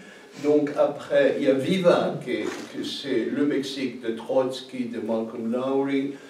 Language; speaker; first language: French; non-native, fluent; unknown